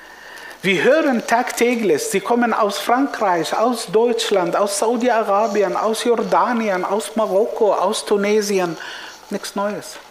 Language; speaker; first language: German; non-native, fluent; Arabic